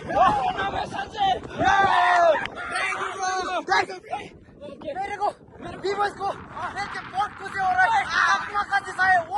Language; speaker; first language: Hindi; non-native, local second language; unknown